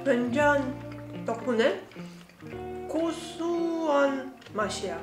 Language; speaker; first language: Korean; non-native, learner; Russian